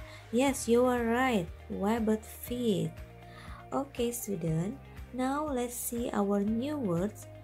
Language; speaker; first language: English; non-native, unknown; Indonesian